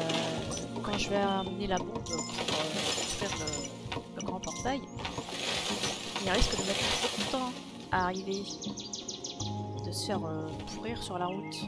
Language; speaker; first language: French; native; French